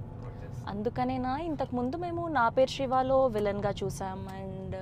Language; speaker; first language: Telugu; native; Telugu